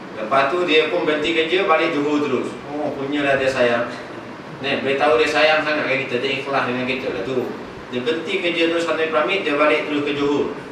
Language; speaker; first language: Malay; non-native, local second language; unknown